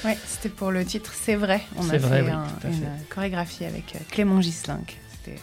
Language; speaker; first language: French; native; French